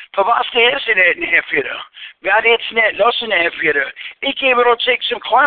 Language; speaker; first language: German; early bilingual, heritage; Pennsylvania German